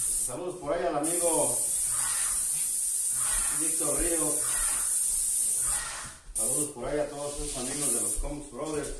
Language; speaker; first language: Spanish; native; Spanish